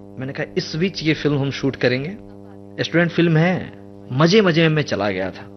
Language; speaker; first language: Hindi; non-native, local second language; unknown